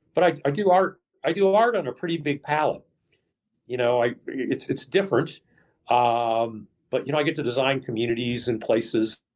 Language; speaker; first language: English; native; English